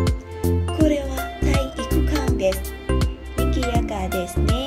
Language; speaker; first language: Japanese; non-native, learner; Thai